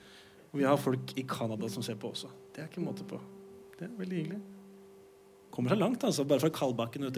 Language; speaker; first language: Norwegian; native; Norwegian